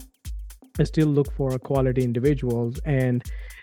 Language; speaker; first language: English; non-native, local second language; Gujarati